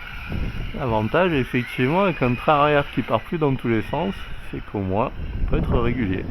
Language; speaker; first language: French; native; French